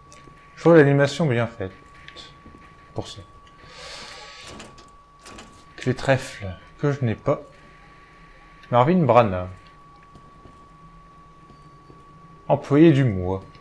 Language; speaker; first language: French; native; French